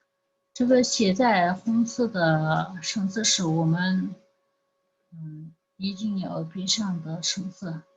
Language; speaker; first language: Chinese; non-native, fluent; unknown